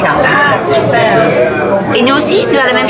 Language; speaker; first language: French; non-native, fluent; English